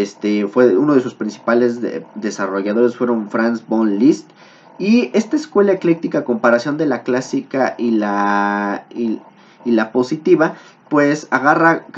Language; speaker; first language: Spanish; native; Spanish